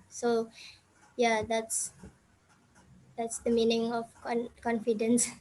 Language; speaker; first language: English; non-native, fluent; Indonesian